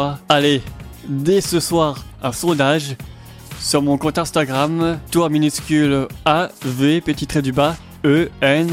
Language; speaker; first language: French; native; French